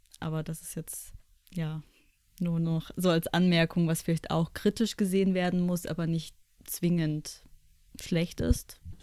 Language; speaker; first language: German; native; German